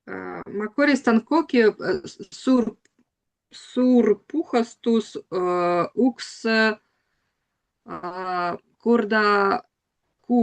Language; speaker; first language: Estonian; non-native, learner; Russian